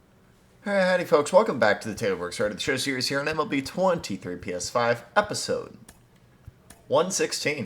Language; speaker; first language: English; native; English